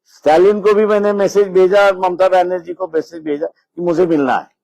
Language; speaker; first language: Hindi; non-native, local second language; Marathi